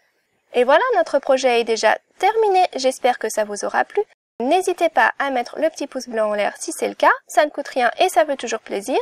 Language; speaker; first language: French; native; French